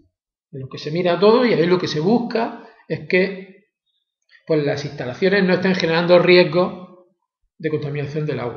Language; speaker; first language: Spanish; native; Spanish